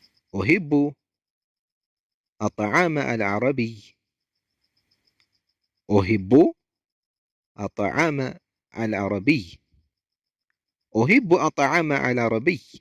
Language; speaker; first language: Arabic; non-native, fluent; Amharic